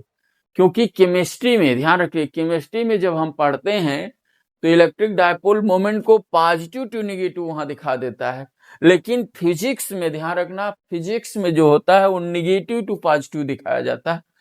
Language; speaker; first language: Hindi; native; Hindi